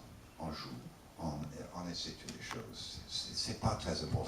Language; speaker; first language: French; non-native, learner; English